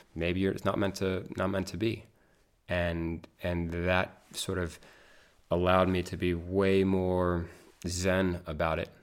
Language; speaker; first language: English; native; English